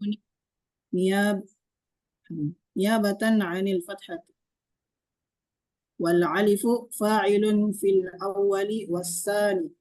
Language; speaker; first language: Arabic; non-native, learner; Indonesian